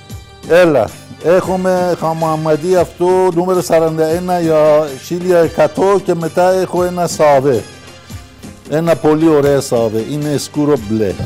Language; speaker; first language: Greek; non-native, learner; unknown